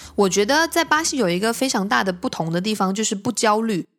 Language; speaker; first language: Chinese; native; Chinese